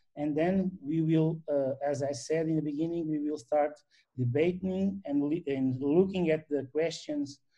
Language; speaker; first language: English; non-native, fluent; Portuguese